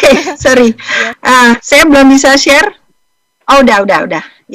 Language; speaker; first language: Indonesian; native; Indonesian